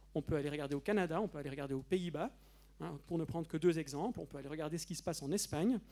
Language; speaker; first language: French; native; French